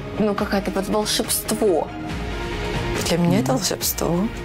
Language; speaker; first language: Russian; native; Russian